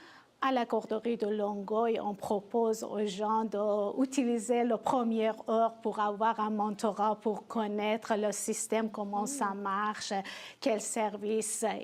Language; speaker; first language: French; non-native, fluent; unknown